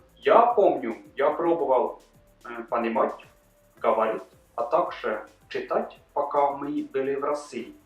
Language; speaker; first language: Russian; non-native, learner; Norwegian